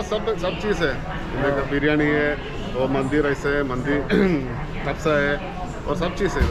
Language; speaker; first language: Hindi; non-native, local second language; Malayalam